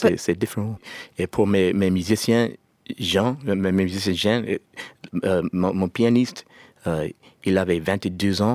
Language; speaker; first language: French; non-native, learner; English